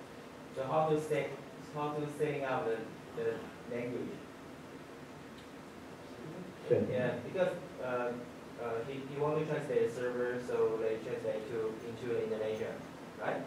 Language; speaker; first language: English; non-native, fluent; Chinese